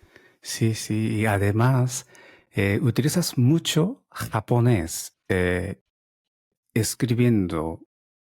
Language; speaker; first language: Spanish; non-native, learner; Japanese